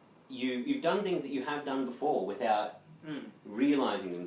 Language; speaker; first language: English; native; English